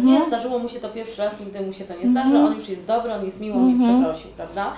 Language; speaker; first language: Polish; native; Polish